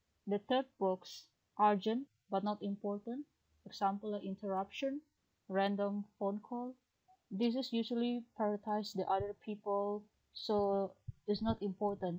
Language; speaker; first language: English; non-native, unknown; Indonesian